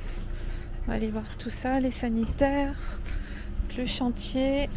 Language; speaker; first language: French; native; French